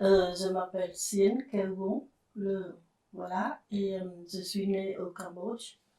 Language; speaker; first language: French; non-native, fluent; Khmer